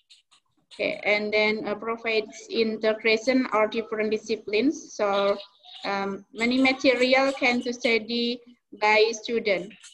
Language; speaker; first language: English; non-native, learner; Indonesian